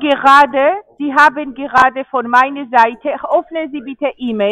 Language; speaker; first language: German; non-native, fluent; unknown